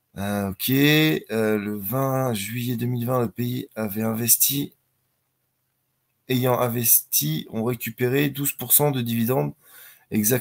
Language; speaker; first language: French; native; French